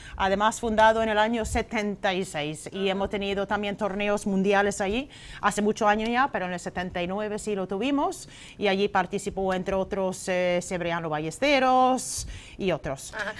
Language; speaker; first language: Spanish; non-native, fluent; Swedish